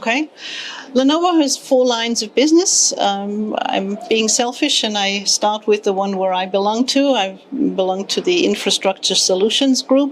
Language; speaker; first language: English; non-native, fluent; German